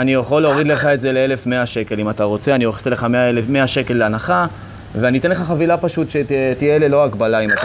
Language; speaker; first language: Hebrew; native; Hebrew